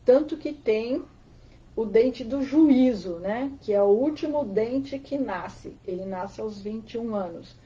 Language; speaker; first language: Portuguese; native; Portuguese